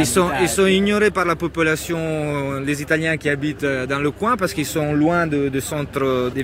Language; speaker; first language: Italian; non-native, learner; French